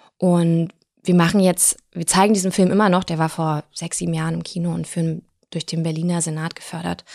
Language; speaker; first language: German; early bilingual, other home language; Russian